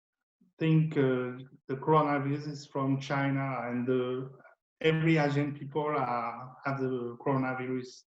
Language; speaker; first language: English; non-native, learner; French